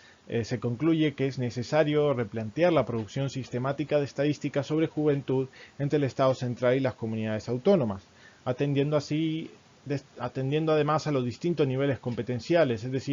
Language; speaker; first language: Spanish; native; Spanish